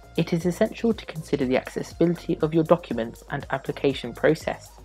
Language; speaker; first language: English; native; English